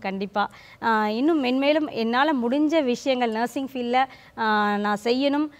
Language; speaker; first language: Tamil; native; Tamil